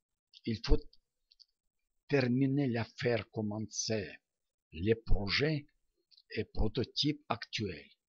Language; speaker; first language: French; non-native, learner; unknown